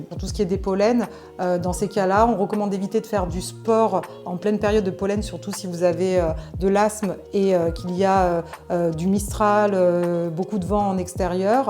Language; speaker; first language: French; native; French